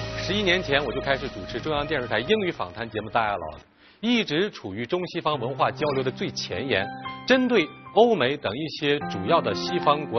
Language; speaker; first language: Chinese; native; Chinese